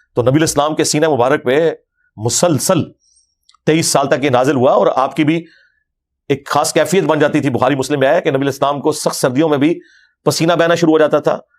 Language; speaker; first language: Urdu; non-native, local second language; Punjabi